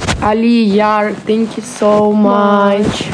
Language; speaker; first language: English; non-native, learner; Russian